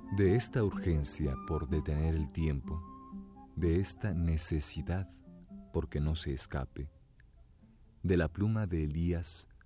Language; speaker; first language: Spanish; native; Spanish